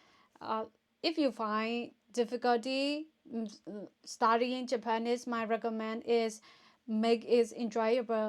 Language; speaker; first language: English; non-native, fluent; Burmese